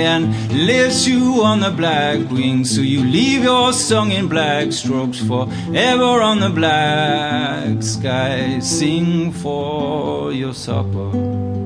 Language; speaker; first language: English; native; English